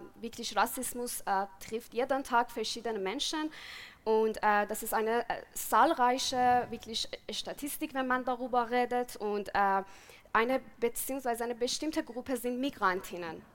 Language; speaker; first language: German; non-native, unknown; Persian